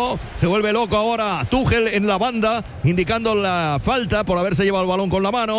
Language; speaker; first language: Spanish; native; Spanish